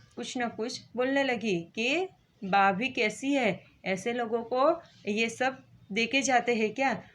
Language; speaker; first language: Hindi; non-native, local second language; Gujarati